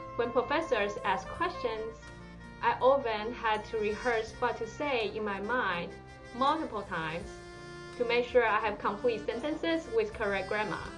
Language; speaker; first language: English; non-native, fluent; Chinese